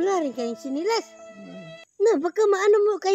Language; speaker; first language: Filipino; non-native, local second language; Cebuano